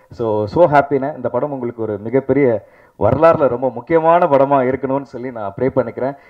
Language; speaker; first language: Tamil; native; Tamil